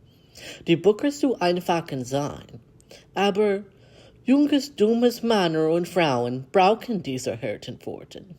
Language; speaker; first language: German; non-native, learner; English